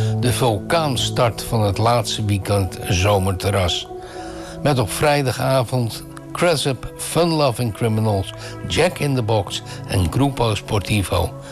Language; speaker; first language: Dutch; native; Dutch